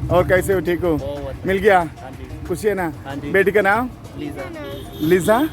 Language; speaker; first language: Hindi; non-native, local second language; Malayalam